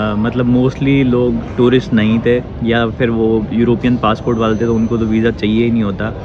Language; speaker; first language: Hindi; native; Hindi